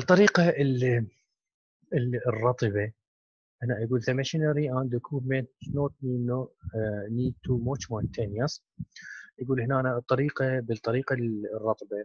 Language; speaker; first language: Arabic; native; Arabic